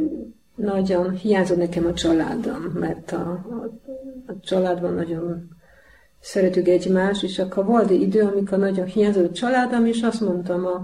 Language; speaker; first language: Hungarian; non-native, fluent; Polish